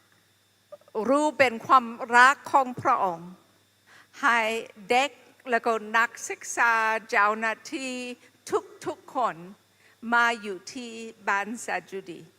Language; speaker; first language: Thai; non-native, fluent; English